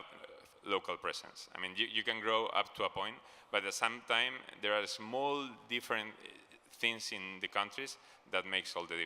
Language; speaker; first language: English; non-native, fluent; Spanish